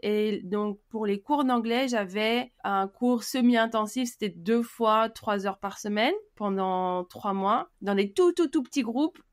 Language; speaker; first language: French; native; French